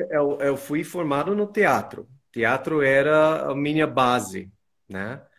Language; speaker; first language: Portuguese; non-native, fluent; English